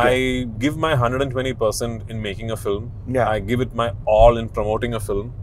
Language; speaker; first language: English; non-native, local second language; Malayalam